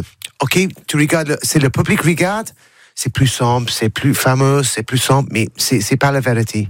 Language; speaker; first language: French; non-native, learner; English